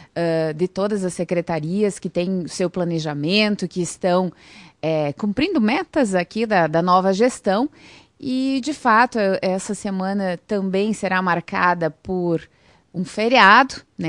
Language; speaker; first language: Portuguese; native; Portuguese